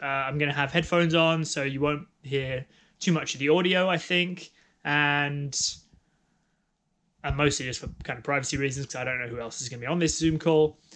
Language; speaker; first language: English; native; English